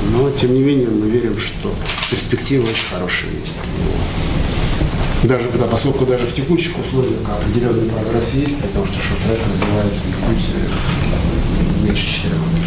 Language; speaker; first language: Russian; native; Russian